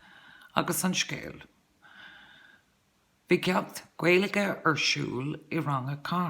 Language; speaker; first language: Irish; non-native, local second language; English